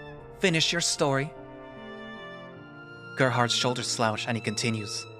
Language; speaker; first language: English; native; English